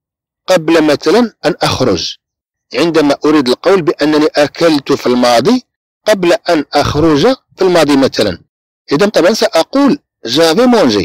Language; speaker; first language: Arabic; native; Arabic